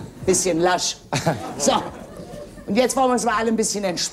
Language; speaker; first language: German; native; German